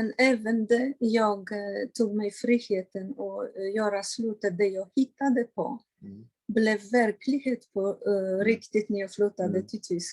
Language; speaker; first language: Swedish; non-native, fluent; Polish